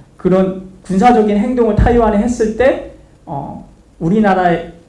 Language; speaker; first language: Korean; native; Korean